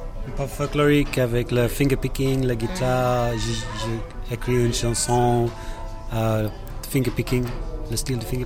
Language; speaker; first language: French; non-native, learner; English